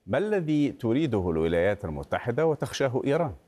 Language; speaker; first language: Arabic; native; Arabic